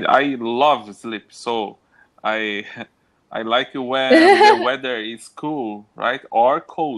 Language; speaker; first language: English; non-native, learner; Portuguese